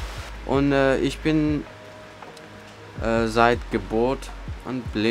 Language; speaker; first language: German; early bilingual, other home language; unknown